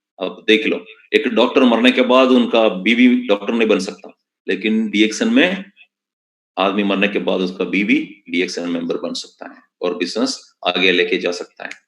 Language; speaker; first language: Hindi; non-native, local second language; Malayalam